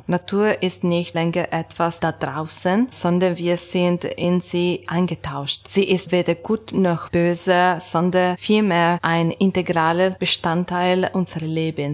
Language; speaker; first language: German; non-native, learner; Italian